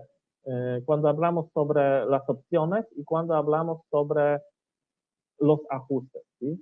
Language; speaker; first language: Spanish; non-native, learner; Polish